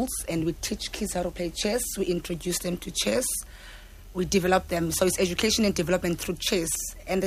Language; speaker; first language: English; non-native, local second language; Xhosa